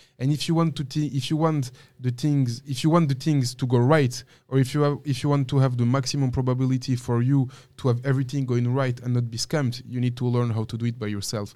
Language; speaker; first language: English; non-native, fluent; French